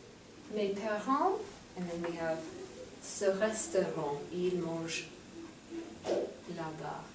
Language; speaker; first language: French; non-native, fluent; English